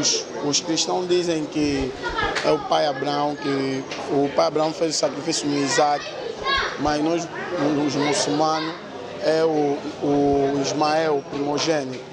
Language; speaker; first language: Portuguese; non-native, fluent; French